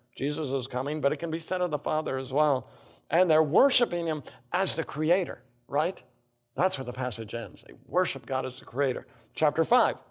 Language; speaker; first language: English; native; English